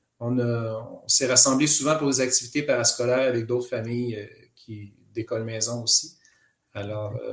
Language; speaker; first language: French; native; French